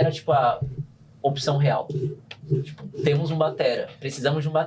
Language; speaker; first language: Portuguese; native; Portuguese